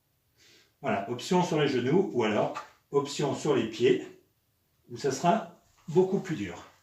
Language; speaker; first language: French; native; French